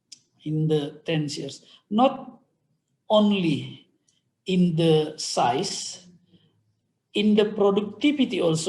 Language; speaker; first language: English; non-native, fluent; Indonesian